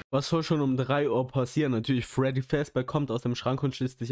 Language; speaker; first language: German; native; German